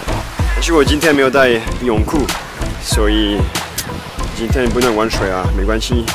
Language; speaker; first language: Chinese; non-native, fluent; French